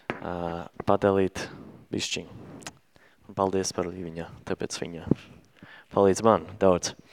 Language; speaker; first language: Latvian; non-native, learner; English